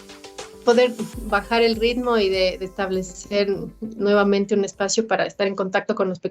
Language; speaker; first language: Spanish; native; Spanish